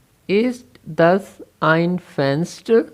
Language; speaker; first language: German; non-native, fluent; Urdu